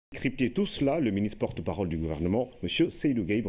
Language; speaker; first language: French; non-native, local second language; Wolof